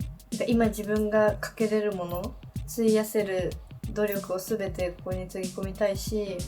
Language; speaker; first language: Japanese; native; Japanese